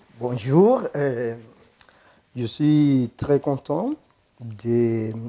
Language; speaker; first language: French; non-native, fluent; Spanish